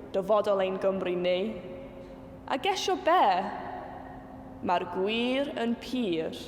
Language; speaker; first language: Welsh; non-native, local second language; English